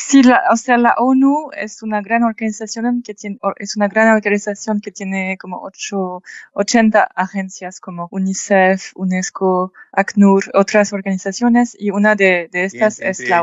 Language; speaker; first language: Spanish; non-native, fluent; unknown